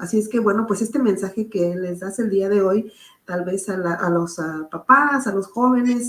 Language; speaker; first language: Spanish; native; Spanish